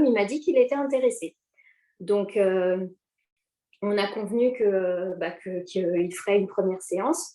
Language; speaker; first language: French; native; French